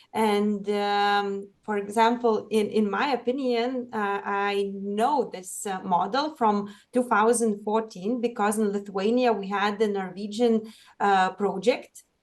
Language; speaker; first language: English; non-native, fluent; Lithuanian